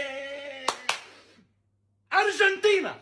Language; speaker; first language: Arabic; native; Arabic